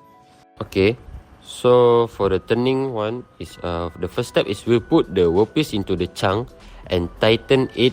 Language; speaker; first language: English; non-native, local second language; Malay